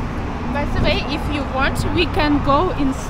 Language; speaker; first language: English; non-native, learner; Russian